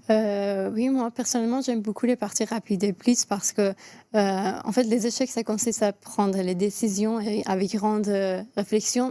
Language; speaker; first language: French; non-native, fluent; Persian